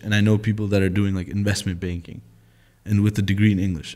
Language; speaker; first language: English; early bilingual, other home language; Nepali